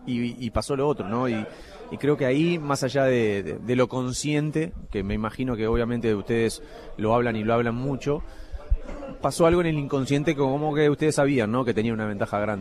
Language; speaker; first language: Spanish; native; Spanish